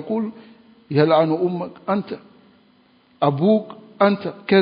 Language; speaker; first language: Arabic; non-native, fluent; French